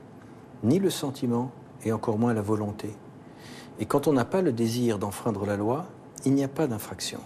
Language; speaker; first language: French; native; French